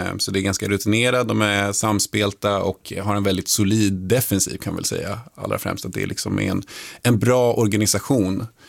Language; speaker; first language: Swedish; early bilingual, other home language; Lingala